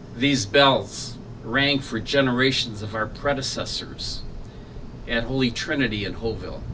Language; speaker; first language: English; early bilingual, other home language; Slovenian